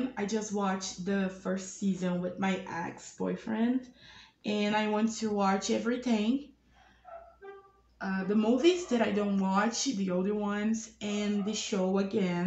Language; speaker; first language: English; non-native, learner; Portuguese